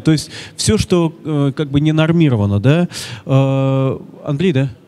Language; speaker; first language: Russian; native; Russian